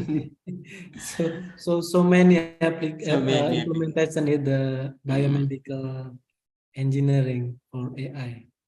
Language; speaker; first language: English; non-native, fluent; Indonesian